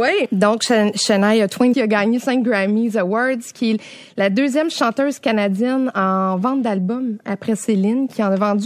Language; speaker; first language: French; native; French